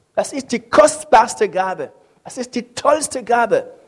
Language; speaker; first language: German; non-native, fluent; French